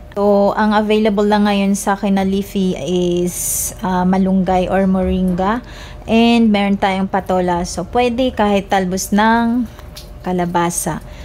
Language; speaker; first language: Filipino; non-native, local second language; Cebuano